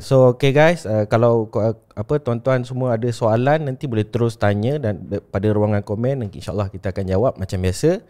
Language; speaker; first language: Malay; native; Malay